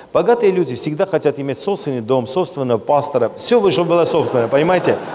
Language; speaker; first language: Russian; non-native, local second language; Armenian